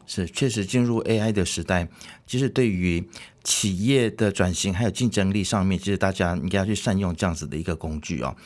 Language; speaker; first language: Chinese; native; Chinese